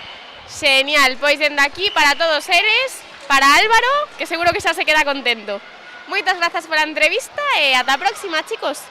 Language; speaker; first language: Galician; native; Galician